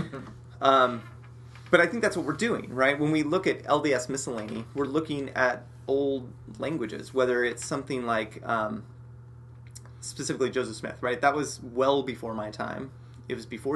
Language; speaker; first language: English; native; English